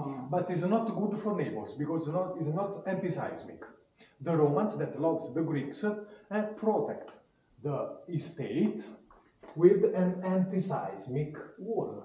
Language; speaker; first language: English; non-native, learner; Italian